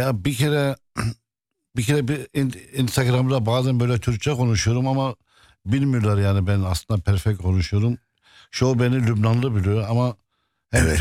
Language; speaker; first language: Turkish; non-native, local second language; Arabic